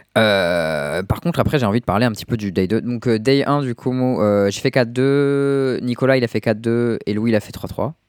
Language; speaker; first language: French; native; French